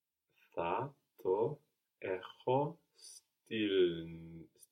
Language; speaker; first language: Greek; non-native, learner; English